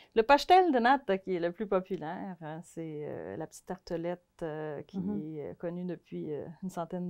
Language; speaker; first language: French; non-native, fluent; Portuguese